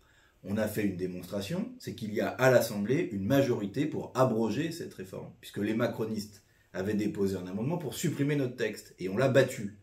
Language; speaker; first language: French; native; French